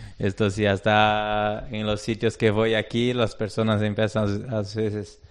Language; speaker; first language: Spanish; non-native, fluent; Portuguese